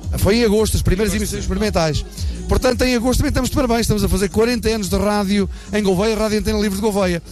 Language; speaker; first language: Portuguese; native; Portuguese